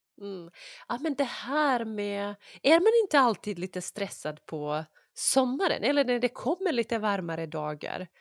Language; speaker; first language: Swedish; non-native, fluent; Bosnian